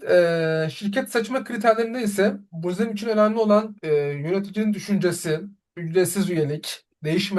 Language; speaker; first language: Turkish; native; Turkish